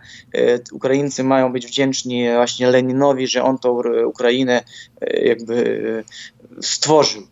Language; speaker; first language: Polish; non-native, fluent; Ukrainian